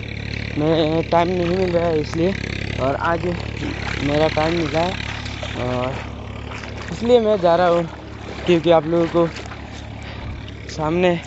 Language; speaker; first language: Hindi; non-native, local second language; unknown